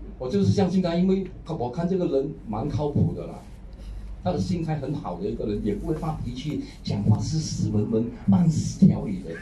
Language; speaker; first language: Chinese; non-native, local second language; Hakka Chinese